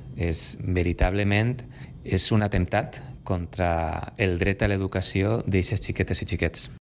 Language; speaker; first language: Catalan; native; Catalan